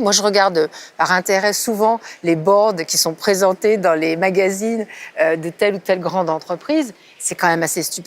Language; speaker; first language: French; native; French